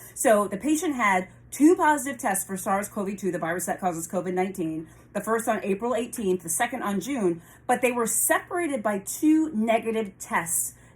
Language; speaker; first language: English; native; English